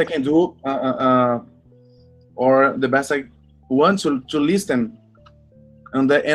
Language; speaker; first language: English; non-native, learner; Portuguese